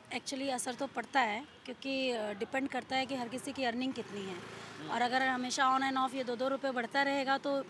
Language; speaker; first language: Hindi; native; Hindi